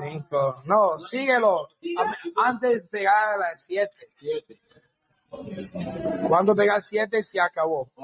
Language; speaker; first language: Spanish; non-native, learner; English